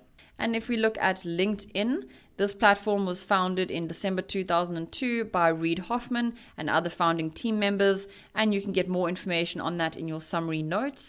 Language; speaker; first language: English; native; English